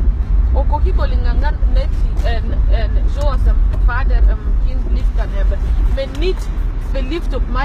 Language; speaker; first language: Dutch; early bilingual, other home language; Lingala